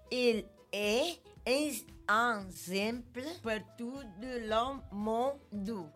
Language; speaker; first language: Portuguese; non-native, learner; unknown